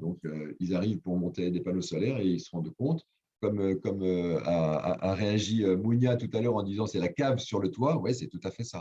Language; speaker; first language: French; native; French